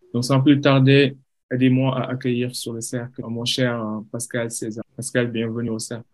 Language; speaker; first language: French; non-native, local second language; Wolof